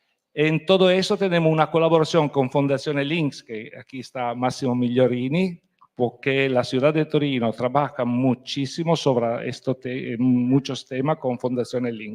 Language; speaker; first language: Spanish; non-native, fluent; Italian